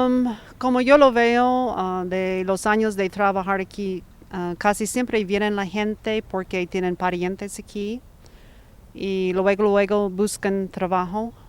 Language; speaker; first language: Spanish; non-native, fluent; English